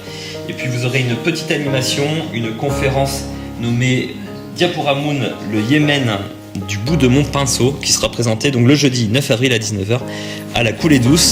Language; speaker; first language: French; native; French